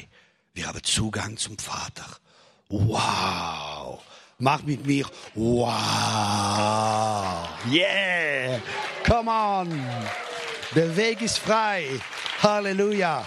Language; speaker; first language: German; non-native, fluent; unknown